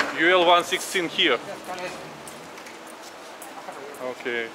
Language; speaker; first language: English; non-native, fluent; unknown